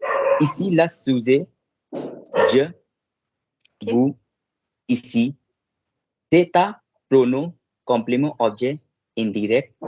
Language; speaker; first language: French; non-native, learner; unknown